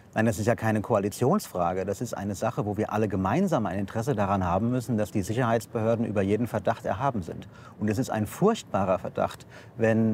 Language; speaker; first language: German; native; German